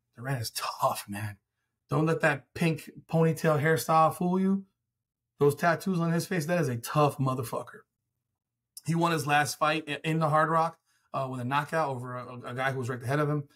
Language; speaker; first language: English; early bilingual, other home language; Spanish